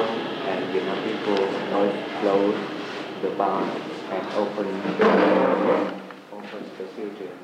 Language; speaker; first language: English; non-native, learner; Vietnamese